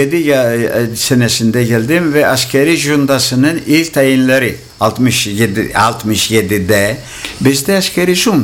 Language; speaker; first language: Turkish; non-native, local second language; Greek